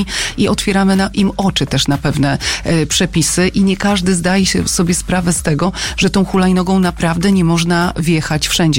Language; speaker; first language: Polish; native; Polish